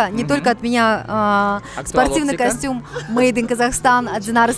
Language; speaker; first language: Russian; native; Russian